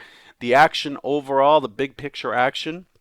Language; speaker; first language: English; native; English